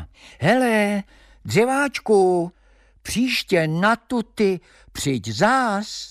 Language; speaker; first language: Czech; native; Czech